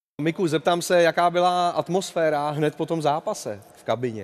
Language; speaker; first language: Czech; native; Czech